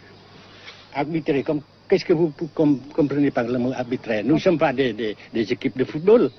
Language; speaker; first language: French; non-native, fluent; Vietnamese